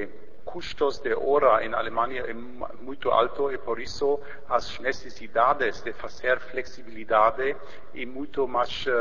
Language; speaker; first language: Portuguese; non-native, learner; German